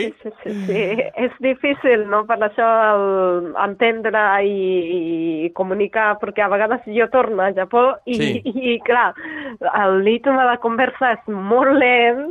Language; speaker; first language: Catalan; non-native, learner; Japanese